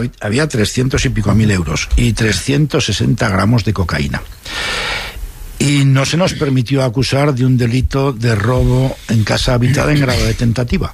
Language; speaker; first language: Spanish; native; Spanish